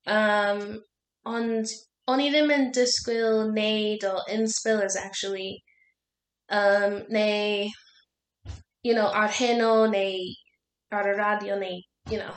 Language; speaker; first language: Welsh; non-native, learner; English